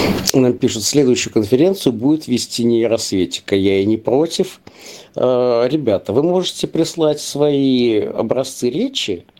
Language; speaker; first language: Russian; native; Russian